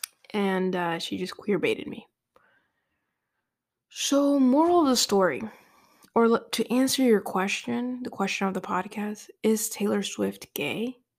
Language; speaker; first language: English; early bilingual, other home language; Spanish